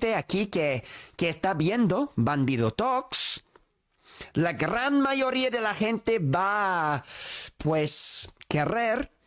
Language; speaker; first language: Spanish; non-native, fluent; English